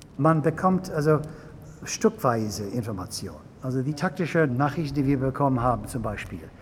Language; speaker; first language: German; native; German